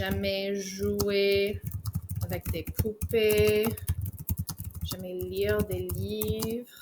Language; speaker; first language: French; non-native, fluent; English